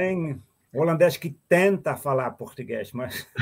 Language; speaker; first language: Portuguese; non-native, fluent; Dutch